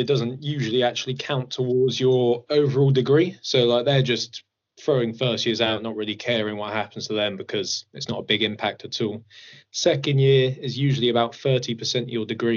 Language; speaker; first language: English; native; English